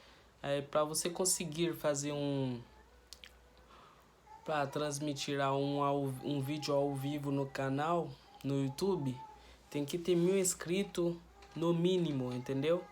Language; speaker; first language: Portuguese; non-native, learner; Haitian Creole